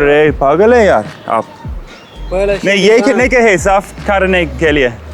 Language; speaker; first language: Hindi; non-native, learner; English